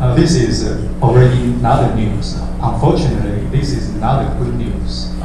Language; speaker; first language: English; non-native, fluent; Chinese